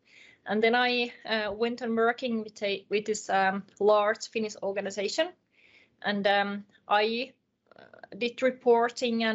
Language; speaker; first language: English; non-native, fluent; Finnish